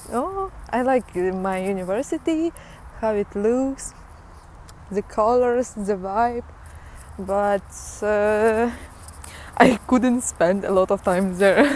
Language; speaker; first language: English; non-native, learner; Ukrainian